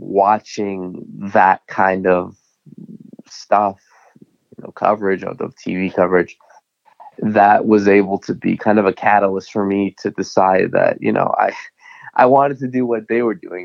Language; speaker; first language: English; native; English